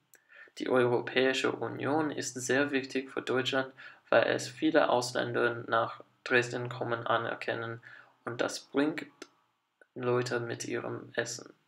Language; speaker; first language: German; non-native, learner; English